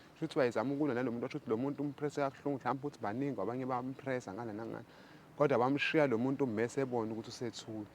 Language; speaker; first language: Zulu; native; Zulu